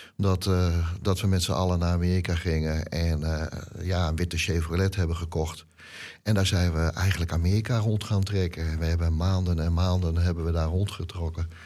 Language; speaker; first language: Dutch; native; Dutch